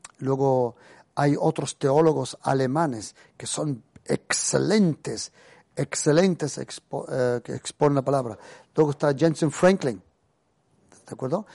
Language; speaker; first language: Spanish; early bilingual, heritage; Spanish